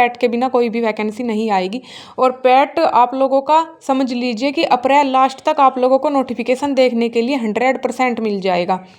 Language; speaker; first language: Hindi; native; Hindi